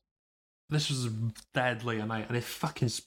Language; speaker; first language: English; native; English